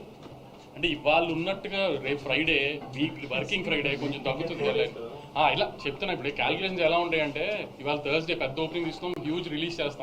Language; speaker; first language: Telugu; native; Telugu